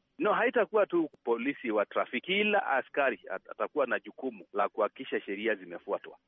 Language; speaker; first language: Swahili; non-native, local second language; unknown